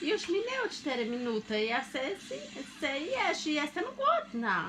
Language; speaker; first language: Polish; non-native, fluent; Portuguese